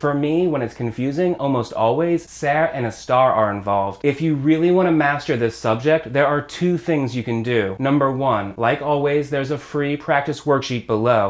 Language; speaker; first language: English; native; English